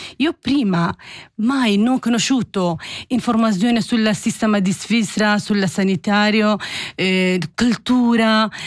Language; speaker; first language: Italian; non-native, learner; Kurdish